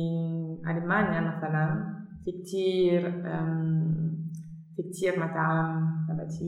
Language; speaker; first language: Arabic; non-native, learner; German